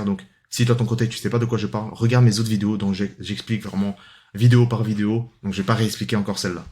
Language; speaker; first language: French; native; French